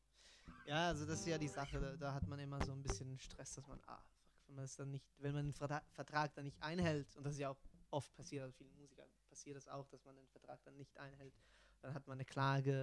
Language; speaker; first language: German; non-native, fluent; Italian